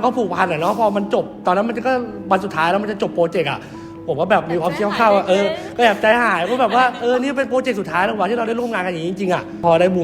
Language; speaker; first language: Thai; native; Thai